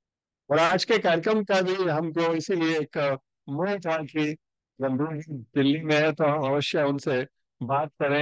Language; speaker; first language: Hindi; native; Hindi